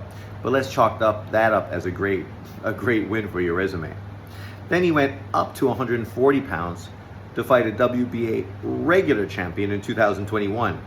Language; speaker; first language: English; native; English